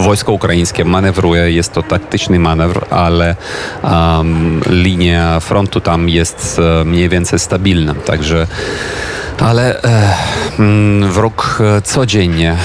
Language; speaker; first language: Polish; non-native, fluent; Ukrainian